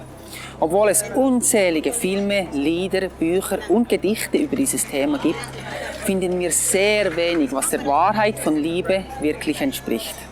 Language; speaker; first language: German; non-native, fluent; English